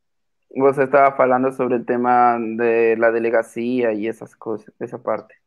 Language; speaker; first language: Portuguese; non-native, fluent; Spanish